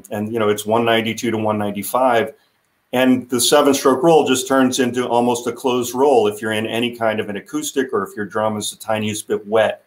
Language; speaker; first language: English; native; English